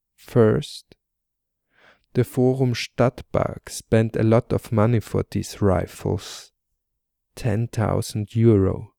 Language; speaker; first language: English; non-native, fluent; German